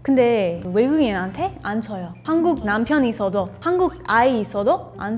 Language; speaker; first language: Korean; non-native, learner; English